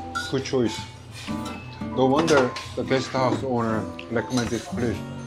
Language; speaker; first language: English; non-native, fluent; Korean